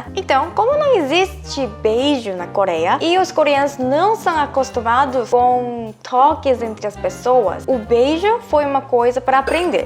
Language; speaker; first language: Portuguese; non-native, fluent; Korean